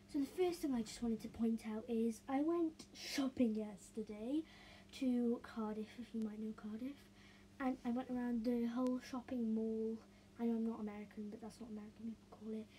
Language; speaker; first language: English; native; English